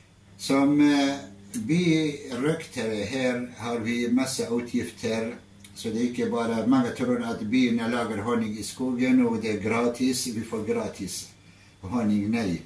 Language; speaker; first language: Norwegian; non-native, fluent; Arabic